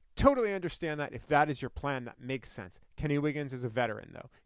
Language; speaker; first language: English; native; English